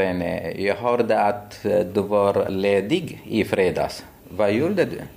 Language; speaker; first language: Swedish; non-native, fluent; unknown